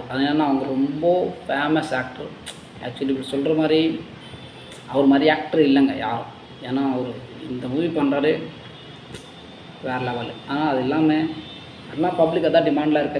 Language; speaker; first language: Tamil; non-native, learner; Hindi